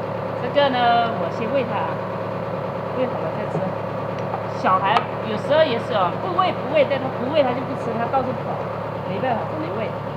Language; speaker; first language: Chinese; native; Chinese